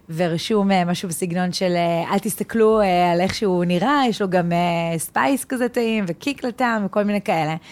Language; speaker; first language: Hebrew; native; Hebrew